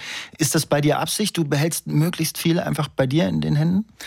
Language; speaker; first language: German; native; German